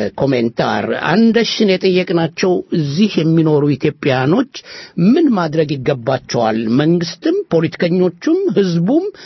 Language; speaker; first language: Swedish; non-native, fluent; Amharic